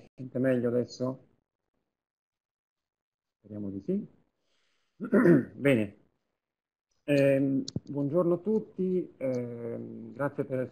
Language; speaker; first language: Italian; native; Italian